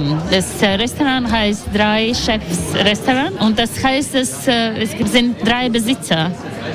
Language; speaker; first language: German; non-native, learner; Latvian